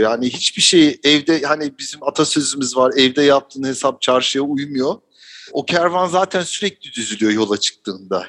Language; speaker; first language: Turkish; early bilingual, heritage; Turkish